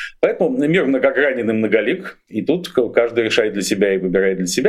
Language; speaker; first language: Russian; native; Russian